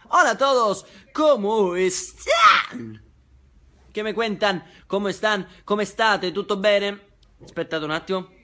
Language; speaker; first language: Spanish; non-native, fluent; Italian